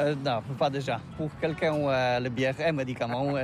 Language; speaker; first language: French; non-native, learner; Polish